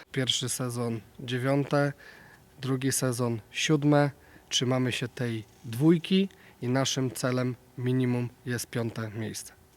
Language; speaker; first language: Polish; native; Polish